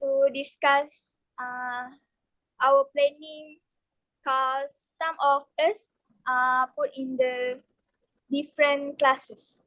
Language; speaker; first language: English; non-native, local second language; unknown